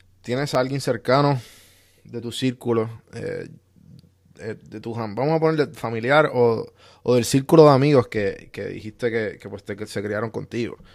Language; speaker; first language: Spanish; native; Spanish